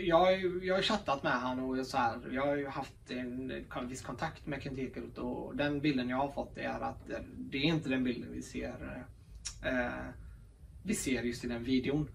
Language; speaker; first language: Swedish; early bilingual, other home language; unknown